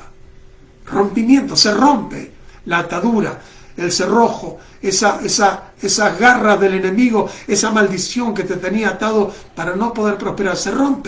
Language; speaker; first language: Spanish; native; Spanish